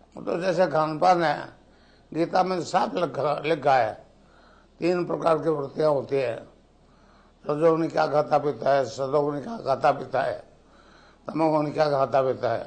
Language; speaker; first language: Hindi; native; Hindi